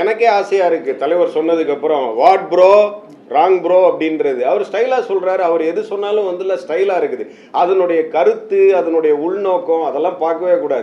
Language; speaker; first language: Tamil; native; Tamil